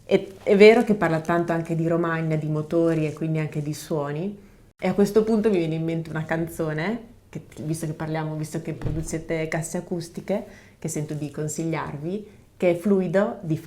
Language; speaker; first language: Italian; native; Italian